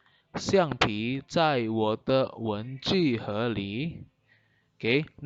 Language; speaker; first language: Chinese; non-native, fluent; Indonesian